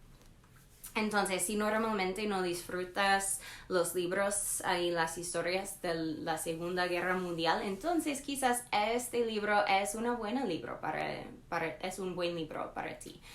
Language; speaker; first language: Spanish; non-native, learner; English